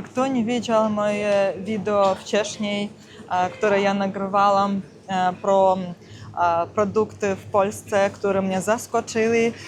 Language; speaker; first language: Polish; non-native, learner; Russian